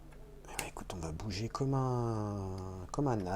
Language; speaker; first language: French; native; French